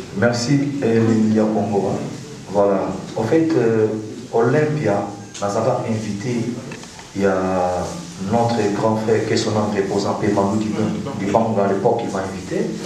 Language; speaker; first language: French; non-native, local second language; Lingala